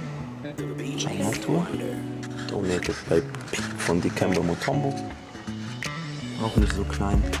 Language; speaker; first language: German; native; German